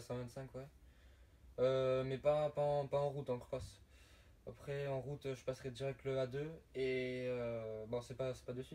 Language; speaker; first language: French; native; French